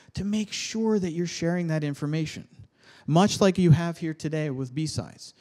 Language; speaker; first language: English; native; English